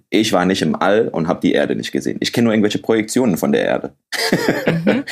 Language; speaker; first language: German; early bilingual, other home language; Akan